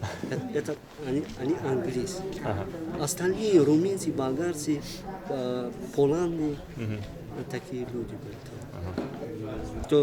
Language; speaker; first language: Russian; non-native, local second language; Tajik